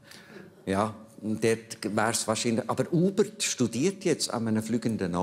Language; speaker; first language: German; native; German